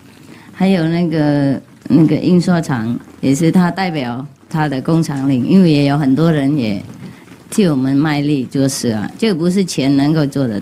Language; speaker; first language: Chinese; non-native, fluent; Vietnamese